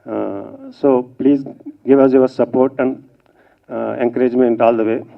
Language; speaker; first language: English; non-native, local second language; Telugu